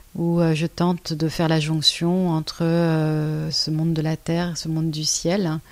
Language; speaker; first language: French; native; French